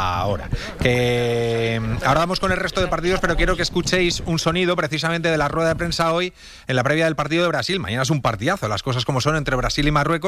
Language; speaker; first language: Spanish; native; Spanish